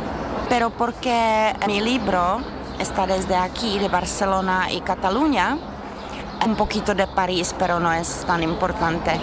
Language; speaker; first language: Spanish; non-native, fluent; Czech